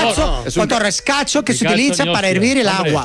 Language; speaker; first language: Spanish; native; Spanish